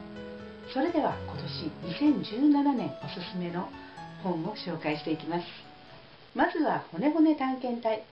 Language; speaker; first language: Japanese; native; Japanese